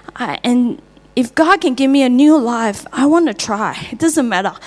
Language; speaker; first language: English; non-native, fluent; Chinese